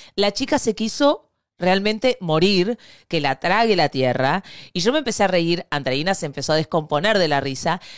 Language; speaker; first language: Spanish; native; Spanish